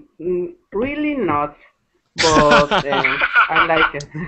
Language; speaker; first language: English; non-native, learner; Spanish